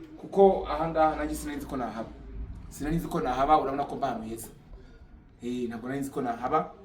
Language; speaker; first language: Kinyarwanda; early bilingual, heritage; Kinyarwanda